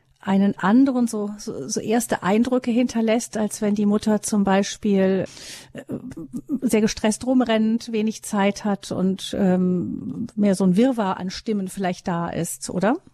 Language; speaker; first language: German; native; German